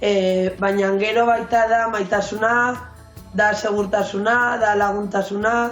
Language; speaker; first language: Basque; non-native, local second language; Spanish